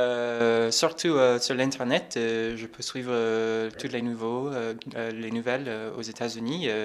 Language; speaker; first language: French; non-native, fluent; English